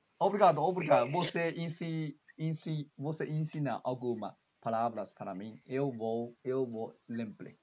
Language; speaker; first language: Portuguese; non-native, learner; Chinese